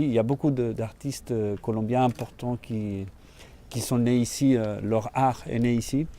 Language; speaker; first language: French; non-native, fluent; Spanish